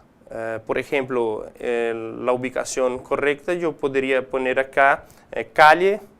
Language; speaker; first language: Spanish; non-native, fluent; Portuguese